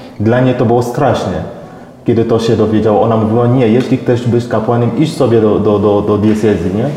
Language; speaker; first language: Polish; non-native, fluent; French